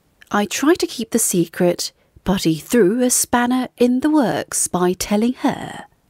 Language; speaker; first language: English; non-native, fluent; Korean